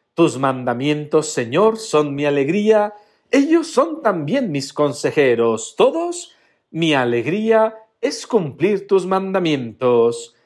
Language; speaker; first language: Spanish; native; Spanish